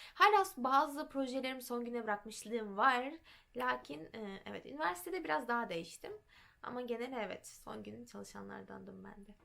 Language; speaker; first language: Turkish; early bilingual, heritage; Turkish